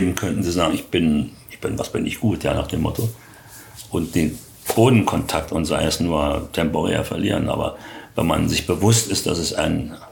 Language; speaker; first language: German; native; German